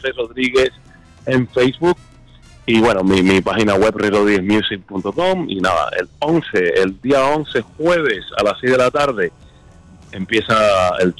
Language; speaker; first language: Spanish; native; Spanish